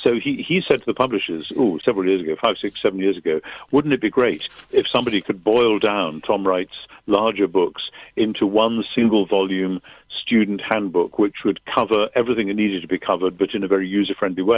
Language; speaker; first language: English; native; English